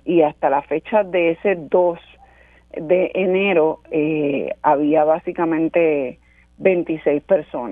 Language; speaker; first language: Spanish; native; Spanish